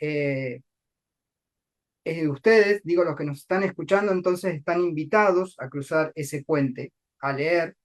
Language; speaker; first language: Spanish; native; Spanish